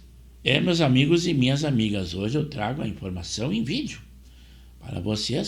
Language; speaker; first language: Portuguese; native; Portuguese